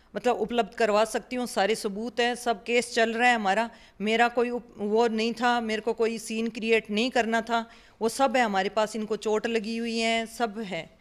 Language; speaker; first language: Hindi; native; Hindi